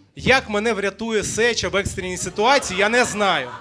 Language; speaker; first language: Ukrainian; native; Ukrainian